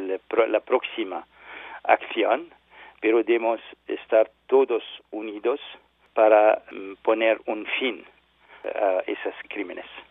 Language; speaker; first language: Spanish; non-native, learner; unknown